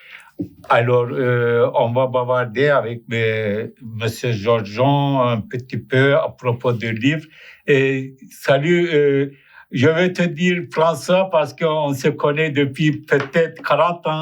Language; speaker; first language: French; non-native, fluent; Turkish